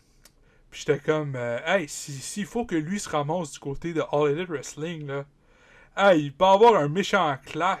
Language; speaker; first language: French; native; French